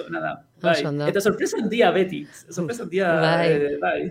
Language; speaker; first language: Basque; non-native, learner; Spanish